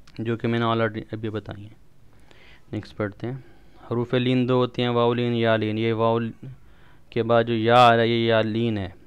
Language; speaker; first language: Urdu; non-native, local second language; Punjabi